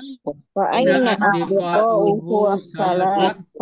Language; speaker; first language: Arabic; non-native, learner; Indonesian